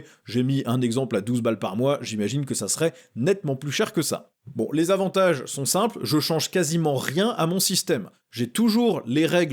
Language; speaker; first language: French; native; French